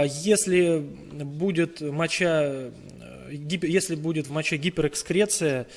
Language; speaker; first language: Russian; native; Russian